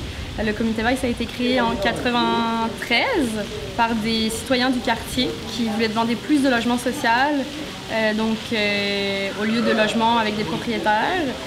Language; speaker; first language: French; native; French